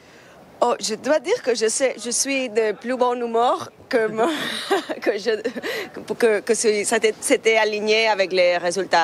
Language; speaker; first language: French; non-native, fluent; Spanish